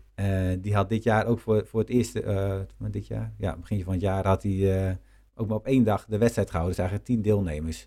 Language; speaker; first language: Dutch; native; Dutch